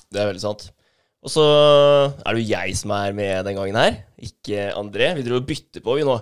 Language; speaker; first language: Norwegian; native; Norwegian